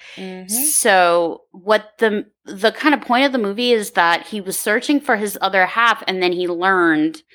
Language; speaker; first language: English; early bilingual, other home language; Ukrainian